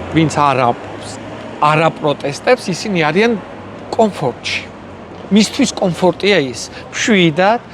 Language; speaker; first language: Georgian; native; Georgian